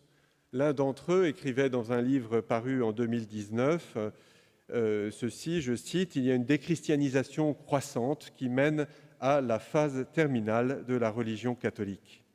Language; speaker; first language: French; native; French